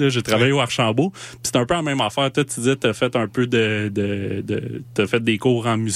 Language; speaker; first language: French; native; French